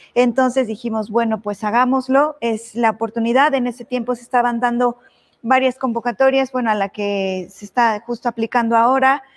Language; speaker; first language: Spanish; native; Spanish